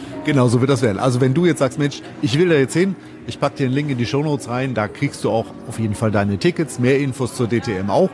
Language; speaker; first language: German; native; German